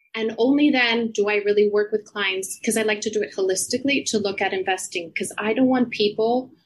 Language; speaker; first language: English; non-native, fluent; Spanish